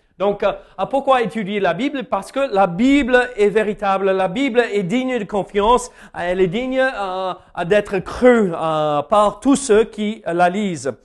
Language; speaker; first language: French; non-native, fluent; English